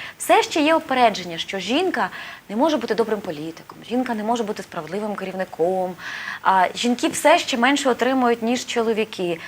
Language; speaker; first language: Ukrainian; native; Ukrainian